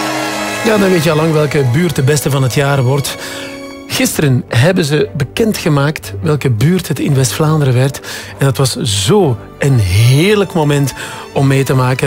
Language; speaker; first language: Dutch; native; Dutch